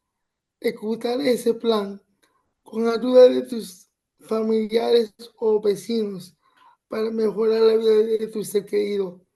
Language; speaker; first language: Spanish; early bilingual, other home language; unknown